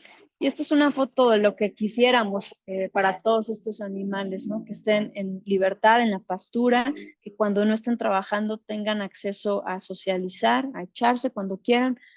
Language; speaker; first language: Spanish; native; Spanish